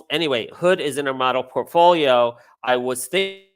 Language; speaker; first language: English; native; English